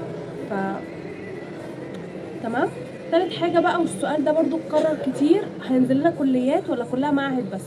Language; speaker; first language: Arabic; native; Arabic